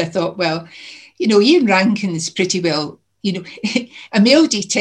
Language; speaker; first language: English; native; English